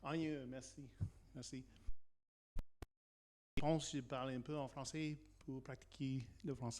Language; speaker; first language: French; non-native, learner; English